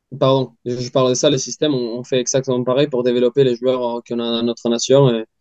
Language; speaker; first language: French; non-native, fluent; Spanish